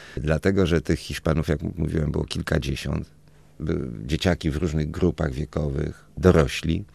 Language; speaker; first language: Polish; early bilingual, other home language; Spanish